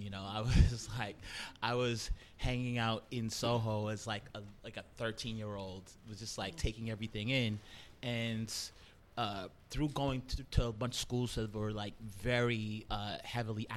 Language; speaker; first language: English; native; English